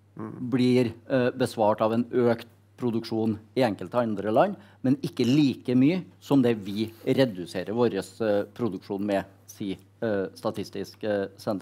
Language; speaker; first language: Norwegian; native; Norwegian